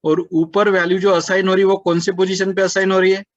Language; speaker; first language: Hindi; non-native, local second language; Marathi